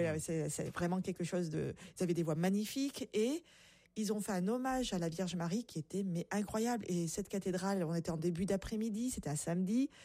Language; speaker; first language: French; native; French